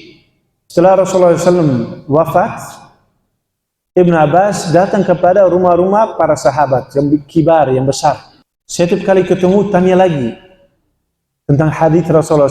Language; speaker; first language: Indonesian; non-native, fluent; Dutch